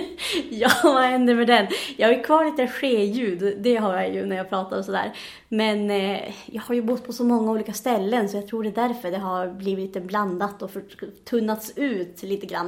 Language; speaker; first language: Swedish; native; Swedish